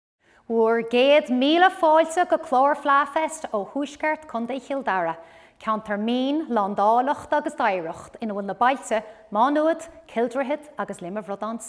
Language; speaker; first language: Irish; non-native, local second language; English